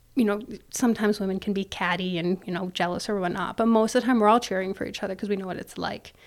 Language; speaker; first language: English; native; English